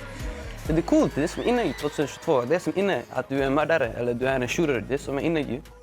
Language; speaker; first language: Swedish; early bilingual, other home language; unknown